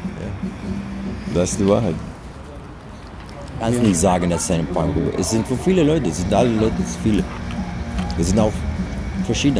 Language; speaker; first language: German; non-native, learner; Greek